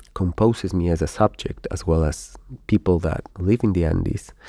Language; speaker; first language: English; non-native, fluent; Spanish